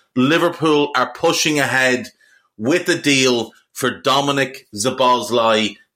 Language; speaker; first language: English; native; English